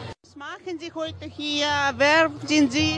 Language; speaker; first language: German; non-native, learner; Ukrainian